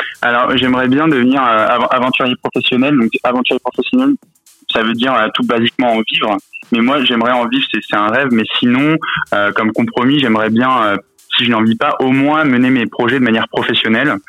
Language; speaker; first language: French; native; French